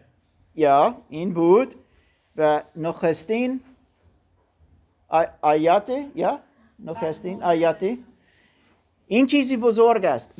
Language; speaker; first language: Persian; non-native, learner; German